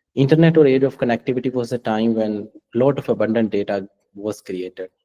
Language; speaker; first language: English; non-native, local second language; Punjabi